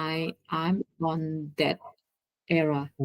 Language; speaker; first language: English; non-native, learner; Indonesian